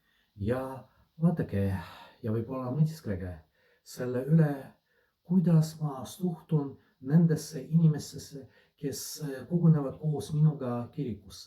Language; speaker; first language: Estonian; non-native, fluent; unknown